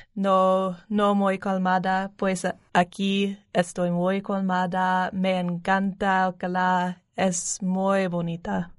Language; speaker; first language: Spanish; non-native, learner; English